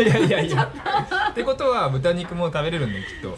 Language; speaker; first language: Japanese; native; Japanese